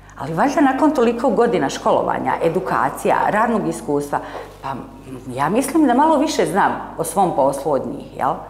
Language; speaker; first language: Croatian; native; Croatian